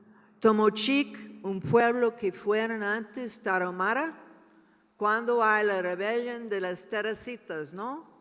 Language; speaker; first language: Spanish; non-native, learner; English